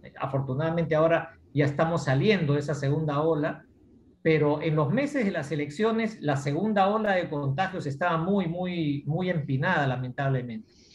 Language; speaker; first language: Spanish; native; Spanish